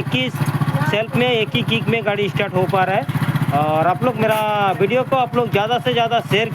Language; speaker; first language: Hindi; non-native, local second language; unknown